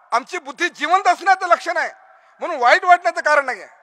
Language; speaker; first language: Marathi; non-native, local second language; Urdu